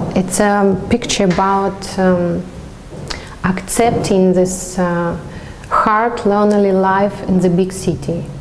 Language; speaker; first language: English; non-native, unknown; Russian